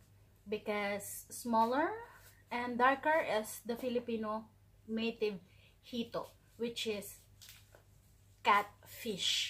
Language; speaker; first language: English; non-native, local second language; Filipino